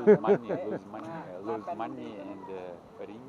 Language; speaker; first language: English; non-native, learner; Thai